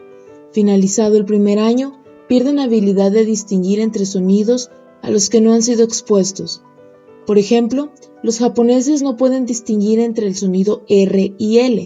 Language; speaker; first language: Spanish; native; Spanish